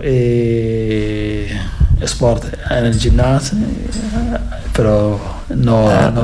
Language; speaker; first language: Catalan; non-native, fluent; Fula